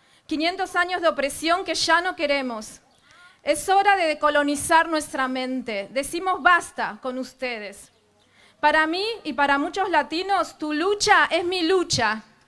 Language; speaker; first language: Spanish; native; Spanish